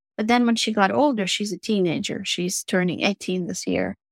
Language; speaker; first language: English; non-native, fluent; Russian